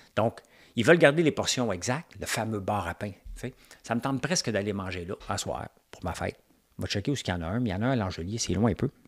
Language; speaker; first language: French; native; French